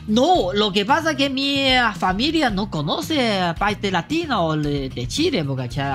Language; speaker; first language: Spanish; non-native, learner; Chinese